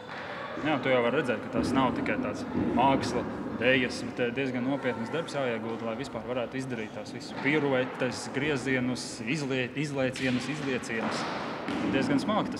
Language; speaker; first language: Latvian; native; Latvian